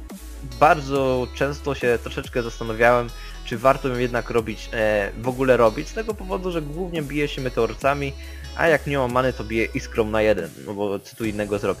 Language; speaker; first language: Polish; native; Polish